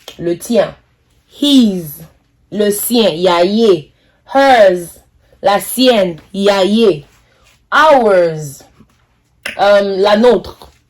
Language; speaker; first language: French; non-native, local second language; Lingala